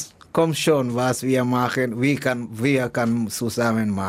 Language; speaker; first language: German; non-native, learner; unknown